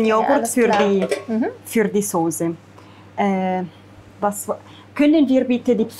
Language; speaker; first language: German; non-native, fluent; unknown